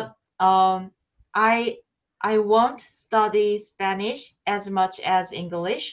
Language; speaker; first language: English; non-native, learner; Korean